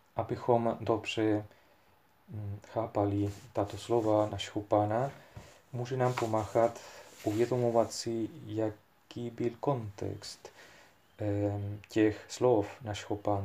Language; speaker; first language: Czech; non-native, fluent; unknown